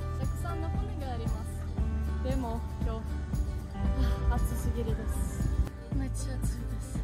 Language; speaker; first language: Japanese; non-native, learner; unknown